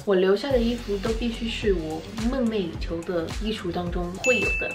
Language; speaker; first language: Chinese; early bilingual, heritage; Chinese